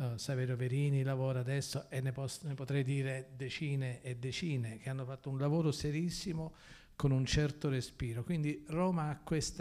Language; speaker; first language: Italian; native; Italian